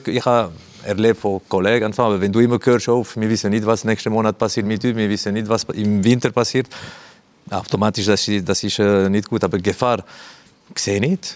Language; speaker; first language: German; non-native, fluent; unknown